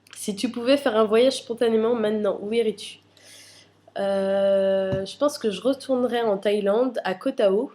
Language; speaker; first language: French; early bilingual, other home language; Arabic